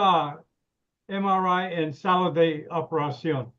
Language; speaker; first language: Spanish; non-native, learner; English